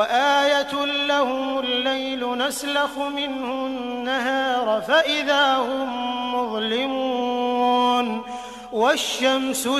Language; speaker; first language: Arabic; native; Arabic